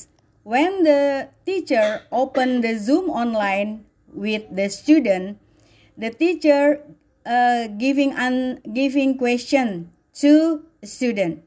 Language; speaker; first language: English; non-native, learner; Indonesian